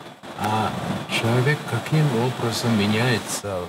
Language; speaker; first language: Russian; non-native, fluent; Mongolian